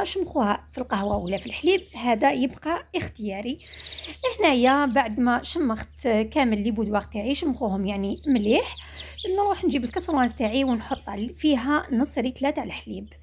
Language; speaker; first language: Arabic; native; Arabic